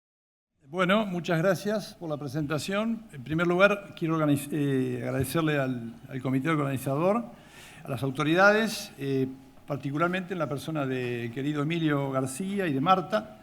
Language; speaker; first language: Spanish; native; Spanish